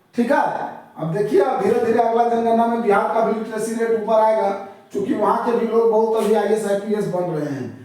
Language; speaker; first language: Hindi; native; Hindi